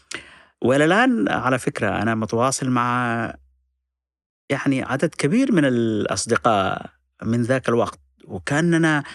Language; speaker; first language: Arabic; non-native, fluent; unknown